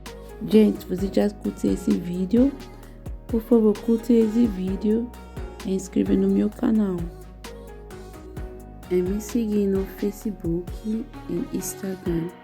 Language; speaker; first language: Portuguese; non-native, learner; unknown